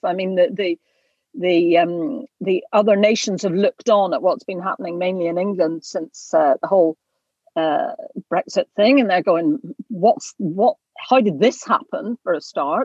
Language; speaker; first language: English; native; English